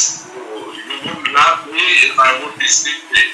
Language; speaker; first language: English; non-native, fluent; German